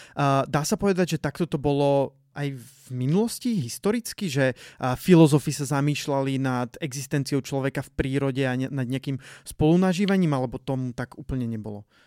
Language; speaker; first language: Slovak; native; Slovak